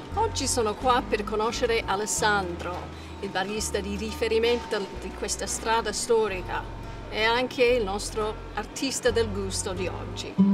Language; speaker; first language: Italian; non-native, fluent; English